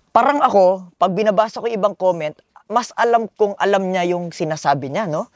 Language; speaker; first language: English; non-native, local second language; Filipino